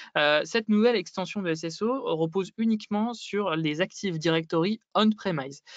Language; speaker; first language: French; native; French